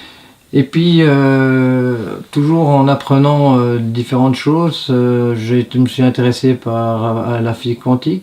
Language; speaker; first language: French; native; French